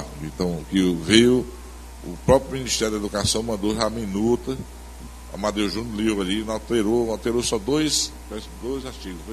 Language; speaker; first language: Portuguese; native; Portuguese